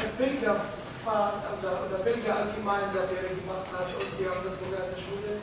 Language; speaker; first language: German; non-native, fluent; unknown